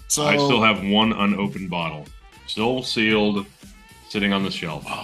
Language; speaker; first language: English; native; English